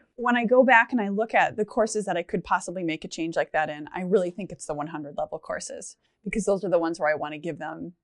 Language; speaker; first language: English; native; English